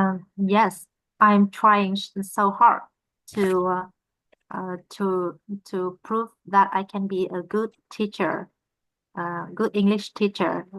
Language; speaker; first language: English; non-native, learner; Vietnamese